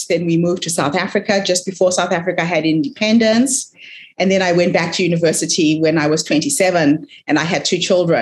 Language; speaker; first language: English; non-native, local second language; Shona